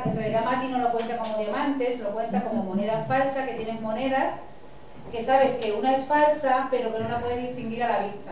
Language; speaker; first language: Spanish; native; Spanish